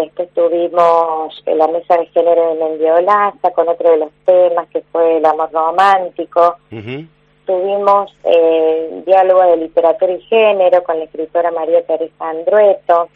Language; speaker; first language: Spanish; native; Spanish